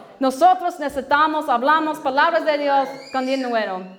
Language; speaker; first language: Spanish; non-native, learner; English